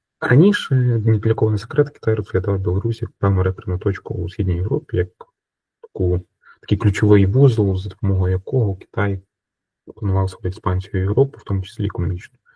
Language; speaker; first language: Ukrainian; native; Ukrainian